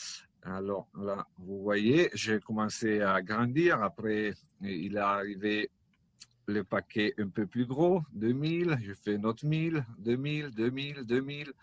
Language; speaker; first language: French; non-native, fluent; Italian